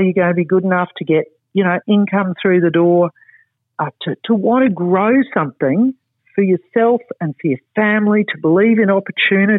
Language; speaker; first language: English; native; English